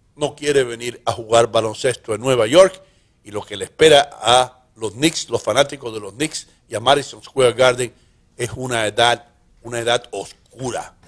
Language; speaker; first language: Spanish; early bilingual, heritage; Spanish